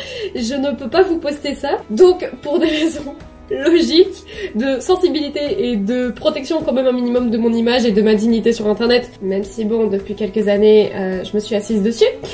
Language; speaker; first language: French; native; French